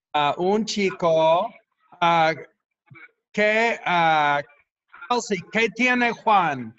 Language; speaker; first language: Spanish; non-native, fluent; English